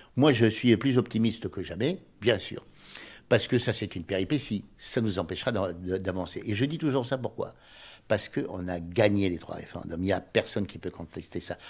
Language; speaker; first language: French; native; French